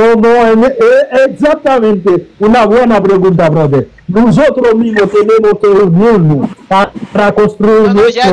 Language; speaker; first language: Spanish; non-native, fluent; Haitian Creole